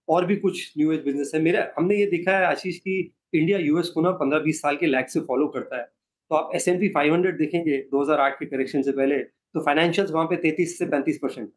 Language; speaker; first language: Hindi; native; Hindi